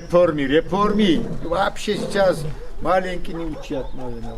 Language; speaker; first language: Russian; non-native, local second language; Svan